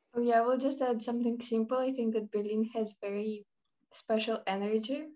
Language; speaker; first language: English; non-native, fluent; Russian